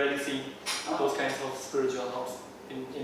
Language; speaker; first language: English; non-native, learner; Burmese